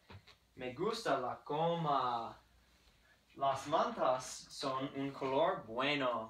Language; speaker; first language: Spanish; non-native, learner; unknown